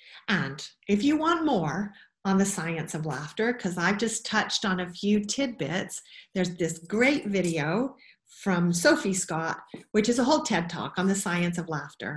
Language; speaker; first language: English; native; English